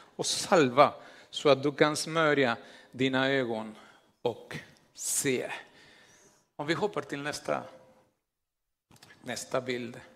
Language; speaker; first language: Swedish; non-native, fluent; Spanish